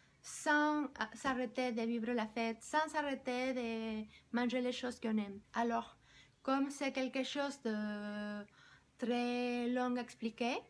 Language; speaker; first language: French; non-native, fluent; Spanish